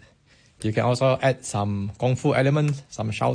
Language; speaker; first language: English; non-native, local second language; Min Nan Chinese